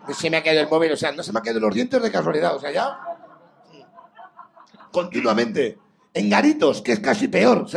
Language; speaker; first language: Spanish; native; Spanish